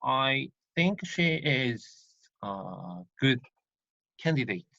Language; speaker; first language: English; non-native, learner; Korean